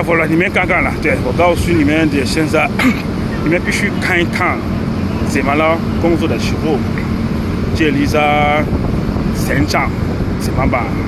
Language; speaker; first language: Chinese; non-native, learner; French